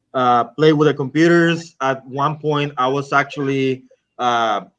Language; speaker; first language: English; non-native, fluent; Spanish